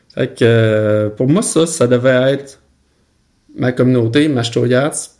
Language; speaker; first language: French; native; French